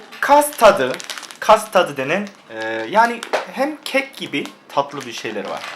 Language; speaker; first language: Turkish; non-native, fluent; Korean